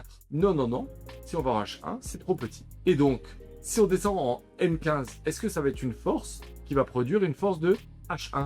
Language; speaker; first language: French; native; French